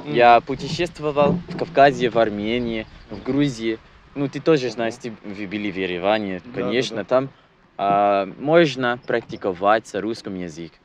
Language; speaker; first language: Russian; non-native, learner; English